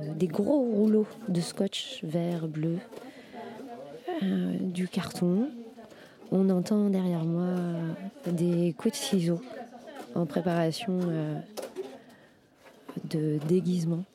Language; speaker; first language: French; native; French